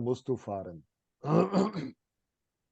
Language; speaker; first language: German; non-native, fluent; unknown